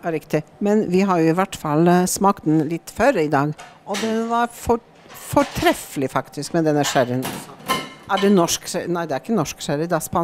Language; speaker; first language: Norwegian; native; Norwegian